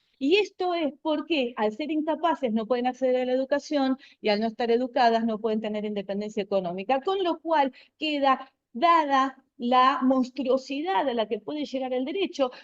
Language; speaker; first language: Spanish; native; Spanish